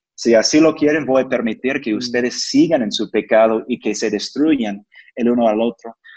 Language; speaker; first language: Spanish; non-native, fluent; English